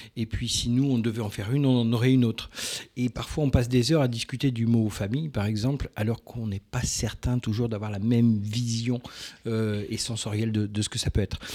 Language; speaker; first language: French; native; French